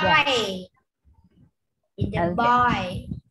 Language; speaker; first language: English; non-native, learner; Vietnamese